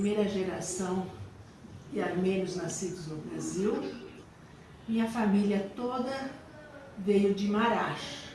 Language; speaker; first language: Portuguese; early bilingual, other home language; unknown